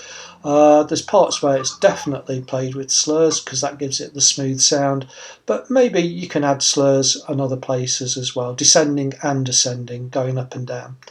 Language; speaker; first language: English; native; English